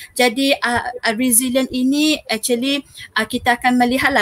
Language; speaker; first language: Malay; native; Malay